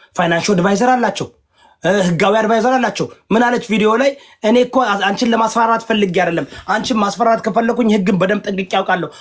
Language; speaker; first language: Amharic; early bilingual, heritage; Amharic